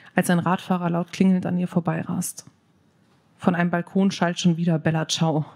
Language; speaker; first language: German; native; German